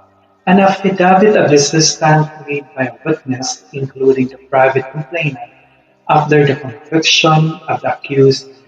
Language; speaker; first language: English; non-native, local second language; Filipino